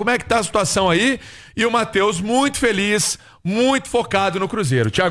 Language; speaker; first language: Portuguese; native; Portuguese